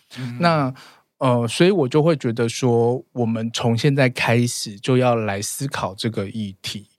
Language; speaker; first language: Chinese; native; Chinese